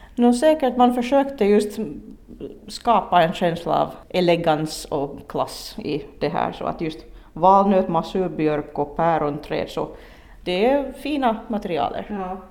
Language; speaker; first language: Swedish; native; Swedish